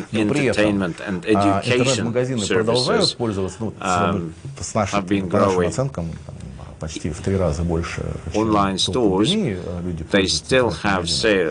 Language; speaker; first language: Russian; native; Russian